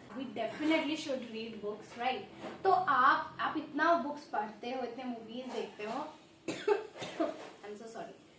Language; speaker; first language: Hindi; non-native, local second language; Odia